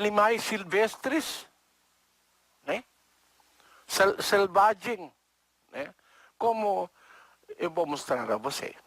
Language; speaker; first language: Portuguese; non-native, learner; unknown